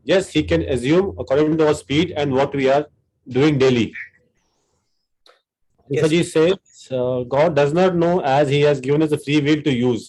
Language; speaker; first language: English; non-native, local second language; Hindi